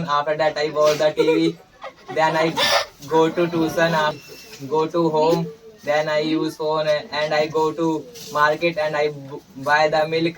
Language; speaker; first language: English; non-native, learner; Hindi